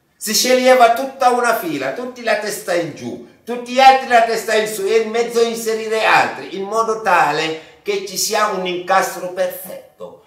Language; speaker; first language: Italian; non-native, fluent; Wolof